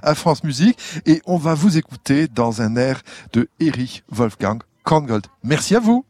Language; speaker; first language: French; native; French